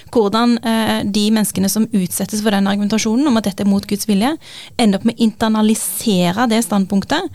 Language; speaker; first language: Norwegian; early bilingual, other home language; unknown